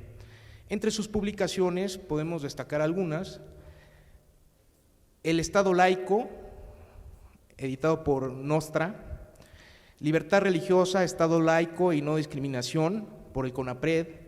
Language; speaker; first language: Spanish; native; Spanish